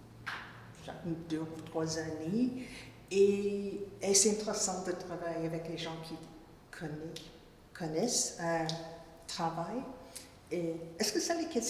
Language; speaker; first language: French; non-native, fluent; English